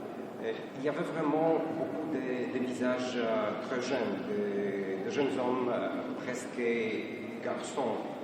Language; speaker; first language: French; non-native, fluent; Polish